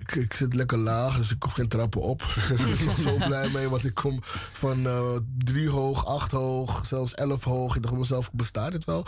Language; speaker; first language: Dutch; native; Dutch